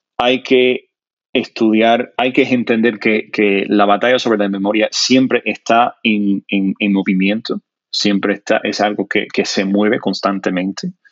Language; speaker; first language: Spanish; non-native, fluent; English